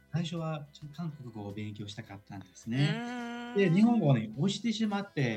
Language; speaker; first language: Japanese; non-native, fluent; Uzbek